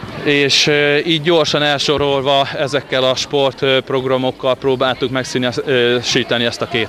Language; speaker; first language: Hungarian; native; Hungarian